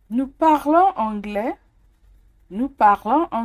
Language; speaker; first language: French; non-native, fluent; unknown